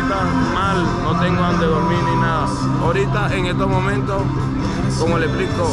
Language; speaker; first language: Spanish; native; Spanish